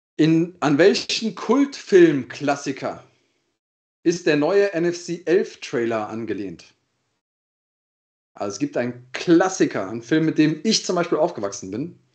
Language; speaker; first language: German; native; German